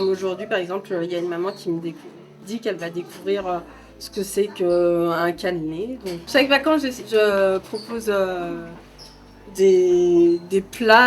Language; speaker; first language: French; native; French